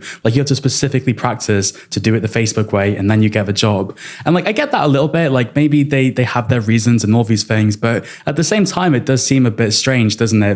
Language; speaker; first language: English; native; English